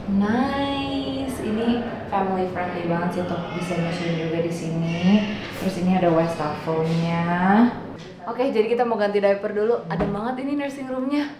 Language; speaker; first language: Indonesian; native; Indonesian